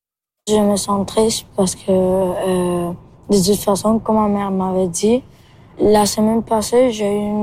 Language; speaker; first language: French; early bilingual, other home language; Spanish